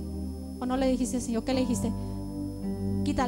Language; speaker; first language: Spanish; native; Spanish